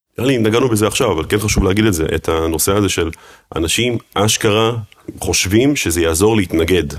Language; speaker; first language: Hebrew; early bilingual, other home language; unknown